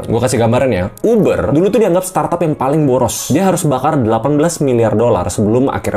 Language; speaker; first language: Indonesian; native; Indonesian